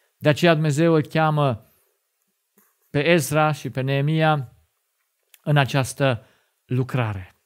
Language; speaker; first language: Romanian; non-native, fluent; German